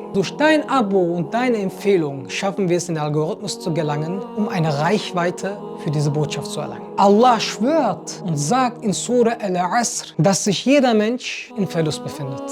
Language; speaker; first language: German; early bilingual, other home language; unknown